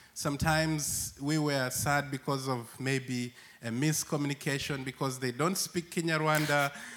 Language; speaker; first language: English; non-native, local second language; Acoli